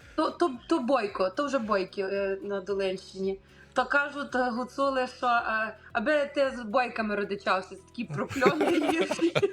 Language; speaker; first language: Ukrainian; native; Ukrainian